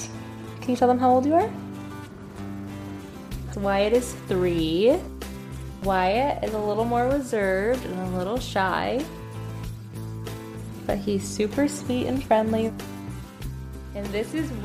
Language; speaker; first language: English; native; English